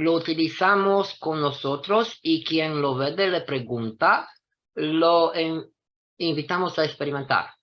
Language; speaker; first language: Spanish; non-native, fluent; Romanian